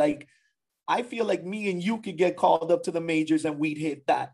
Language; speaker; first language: English; early bilingual, other home language; Spanish